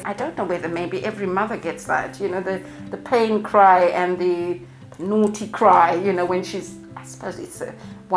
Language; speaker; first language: English; non-native, local second language; Shona